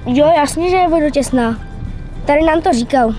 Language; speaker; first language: Czech; native; Czech